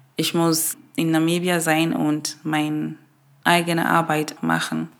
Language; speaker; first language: German; non-native, fluent; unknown